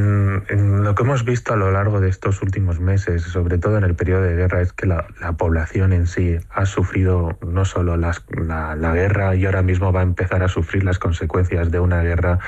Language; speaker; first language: Spanish; native; Spanish